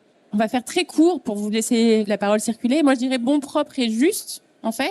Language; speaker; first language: French; native; French